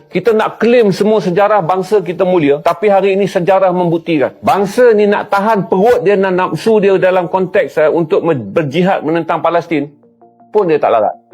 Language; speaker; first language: Malay; native; Malay